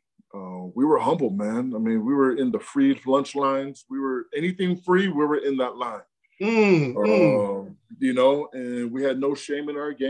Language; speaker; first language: English; native; English